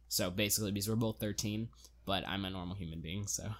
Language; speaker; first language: English; early bilingual, other home language; Hindi